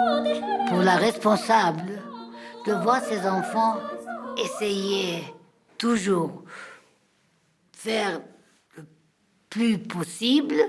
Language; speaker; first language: French; non-native, fluent; Armenian